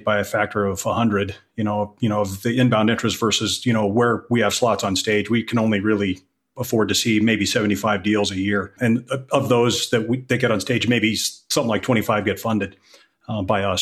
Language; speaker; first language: English; native; English